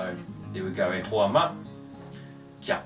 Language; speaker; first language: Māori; non-native, learner; English